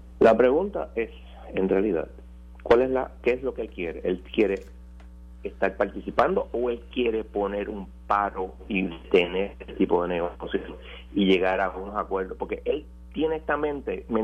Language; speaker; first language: Spanish; native; Spanish